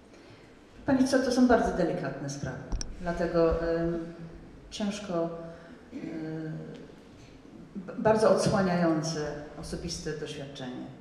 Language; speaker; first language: Polish; non-native, fluent; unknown